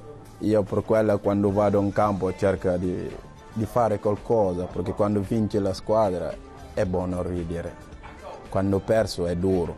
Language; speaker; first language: Italian; non-native, learner; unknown